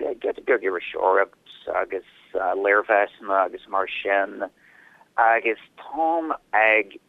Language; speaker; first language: Irish; non-native, learner; English